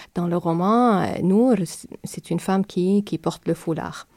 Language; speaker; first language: French; non-native, fluent; Arabic